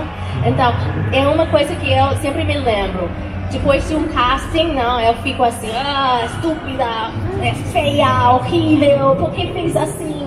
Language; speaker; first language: Portuguese; non-native, learner; English